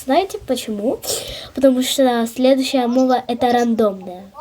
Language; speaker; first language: Russian; non-native, local second language; Ukrainian